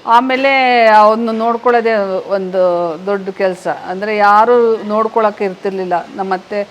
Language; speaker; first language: Kannada; native; Kannada